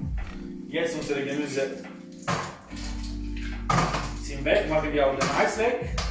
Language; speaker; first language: German; non-native, fluent; Italian